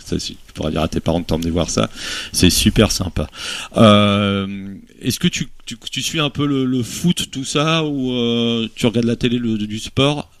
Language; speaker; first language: French; native; French